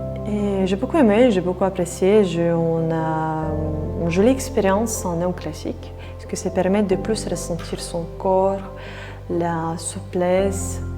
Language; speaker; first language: French; non-native, fluent; Russian